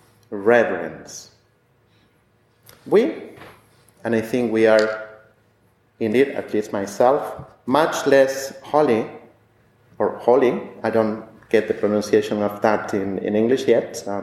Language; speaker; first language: English; non-native, fluent; Spanish